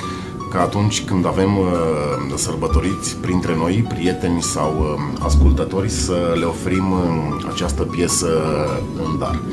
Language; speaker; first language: Romanian; native; Romanian